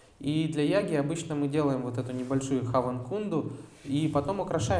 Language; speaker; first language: Russian; native; Russian